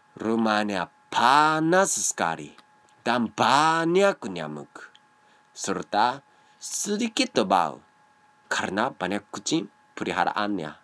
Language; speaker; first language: Indonesian; non-native, learner; Japanese